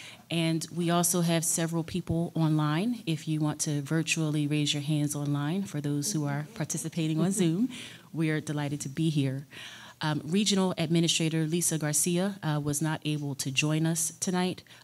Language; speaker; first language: English; native; English